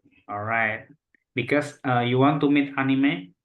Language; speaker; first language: English; non-native, local second language; Indonesian